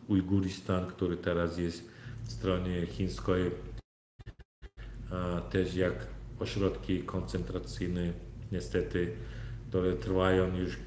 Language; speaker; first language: Polish; non-native, learner; Turkmen